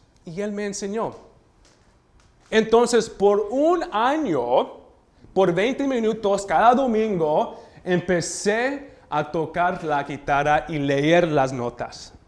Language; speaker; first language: Spanish; early bilingual, heritage; Spanish